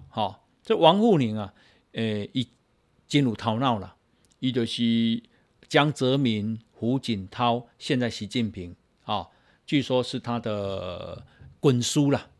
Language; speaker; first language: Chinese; native; Chinese